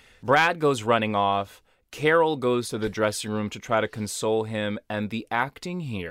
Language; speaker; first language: English; early bilingual, other home language; Portuguese